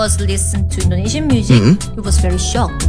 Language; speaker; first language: English; non-native, learner; Korean